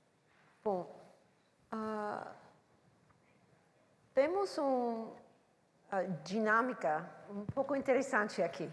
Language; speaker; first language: Portuguese; non-native, learner; English